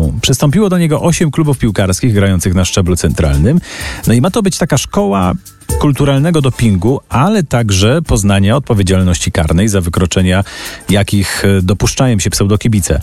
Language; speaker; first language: Polish; native; Polish